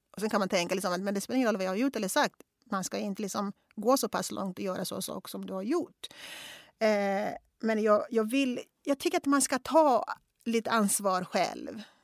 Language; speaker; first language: Swedish; non-native, fluent; Kongo